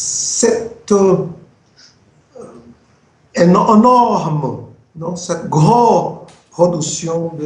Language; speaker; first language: French; non-native, fluent; Portuguese